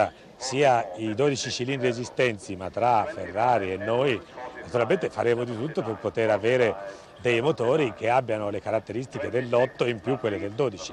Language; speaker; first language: Italian; native; Italian